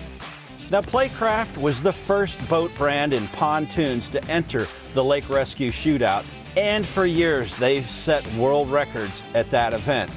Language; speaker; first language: English; native; English